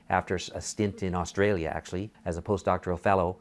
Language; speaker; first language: English; native; English